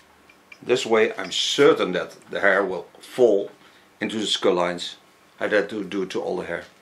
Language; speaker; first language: English; non-native, fluent; Dutch